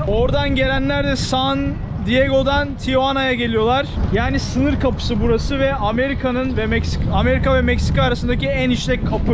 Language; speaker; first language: Turkish; native; Turkish